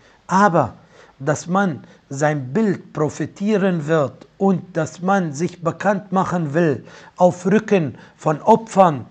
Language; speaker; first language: German; non-native, fluent; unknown